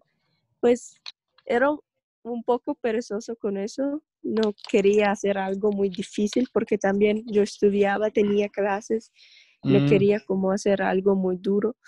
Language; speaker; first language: Spanish; non-native, learner; Russian